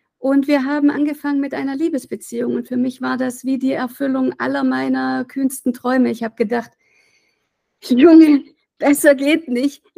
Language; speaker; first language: German; native; German